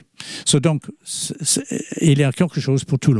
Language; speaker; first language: French; non-native, fluent; English